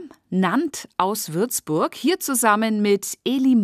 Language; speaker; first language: German; native; German